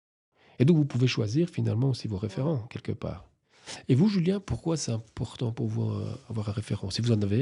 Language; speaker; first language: French; native; French